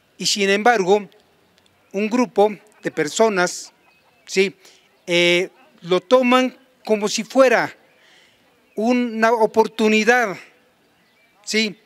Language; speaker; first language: Spanish; native; Spanish